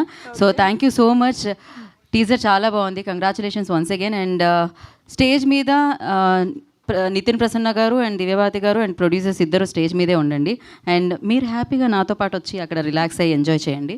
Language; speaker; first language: Telugu; native; Telugu